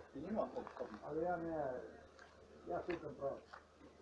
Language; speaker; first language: Polish; non-native, learner; Slovenian